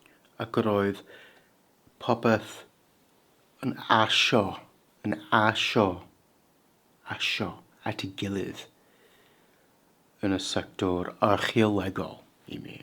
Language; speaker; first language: Welsh; non-native, fluent; English